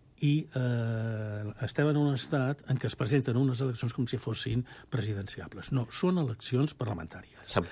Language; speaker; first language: Catalan; native; Catalan